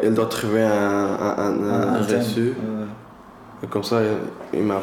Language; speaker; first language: French; non-native, learner; Persian